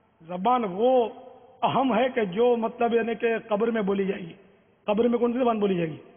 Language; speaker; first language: Urdu; non-native, local second language; Memoni